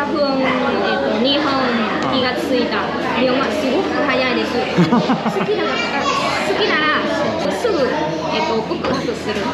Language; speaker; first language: Japanese; non-native, learner; Vietnamese